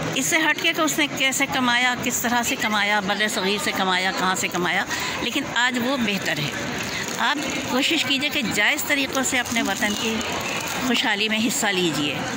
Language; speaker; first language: Urdu; native; Urdu